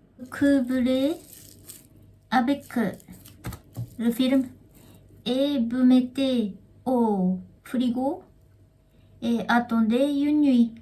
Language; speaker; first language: French; non-native, learner; Japanese